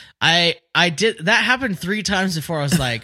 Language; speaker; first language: English; native; English